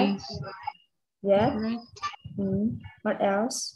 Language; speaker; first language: English; non-native, learner; Vietnamese